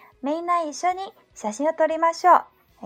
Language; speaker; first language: Japanese; non-native, fluent; Chinese